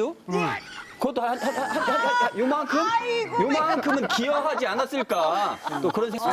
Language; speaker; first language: Korean; native; Korean